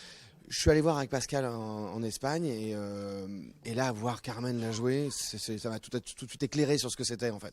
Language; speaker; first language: French; native; French